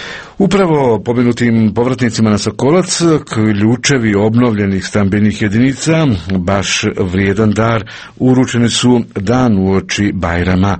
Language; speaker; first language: Croatian; native; Croatian